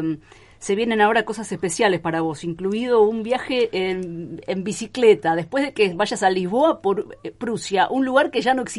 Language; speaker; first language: Spanish; native; Spanish